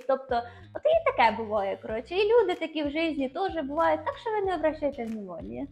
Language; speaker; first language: Ukrainian; native; Ukrainian